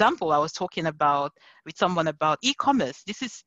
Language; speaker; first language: English; non-native, local second language; French